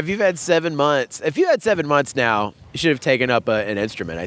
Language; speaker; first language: English; native; English